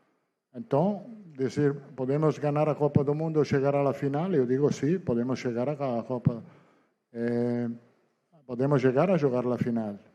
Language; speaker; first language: Portuguese; non-native, learner; Italian